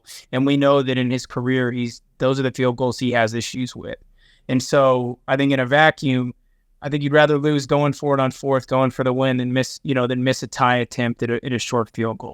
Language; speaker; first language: English; native; English